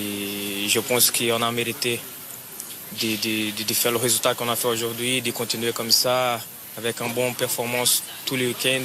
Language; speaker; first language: French; non-native, fluent; Portuguese